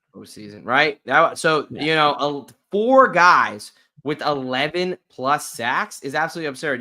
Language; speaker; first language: English; native; English